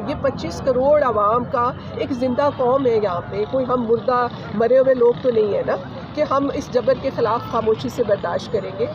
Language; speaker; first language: Urdu; non-native, local second language; Punjabi